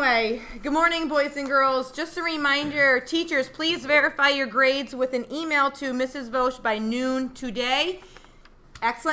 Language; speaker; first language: English; native; English